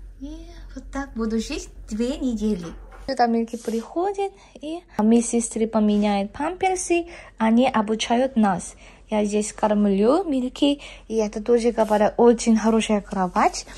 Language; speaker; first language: Russian; non-native, learner; Korean